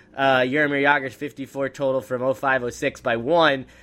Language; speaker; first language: English; native; English